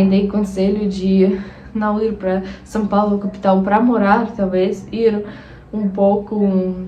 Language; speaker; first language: Portuguese; non-native, fluent; Russian